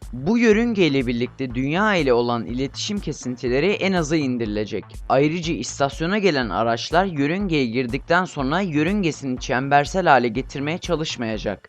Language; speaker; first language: Turkish; native; Turkish